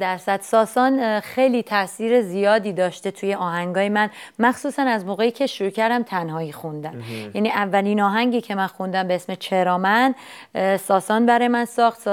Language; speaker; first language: Persian; non-native, local second language; Armenian